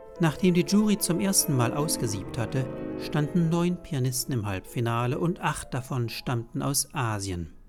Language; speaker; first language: German; native; German